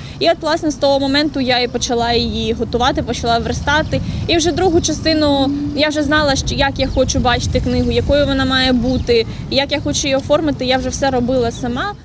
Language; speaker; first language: Ukrainian; native; Ukrainian